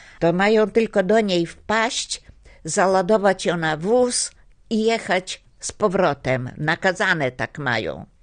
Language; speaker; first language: Polish; native; Polish